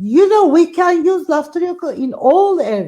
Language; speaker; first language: English; non-native, fluent; Turkish